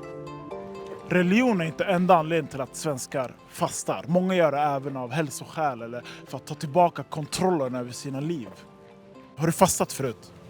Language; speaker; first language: Swedish; native; Swedish